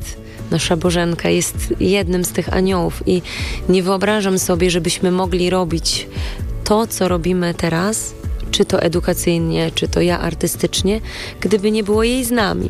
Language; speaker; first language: Polish; native; Polish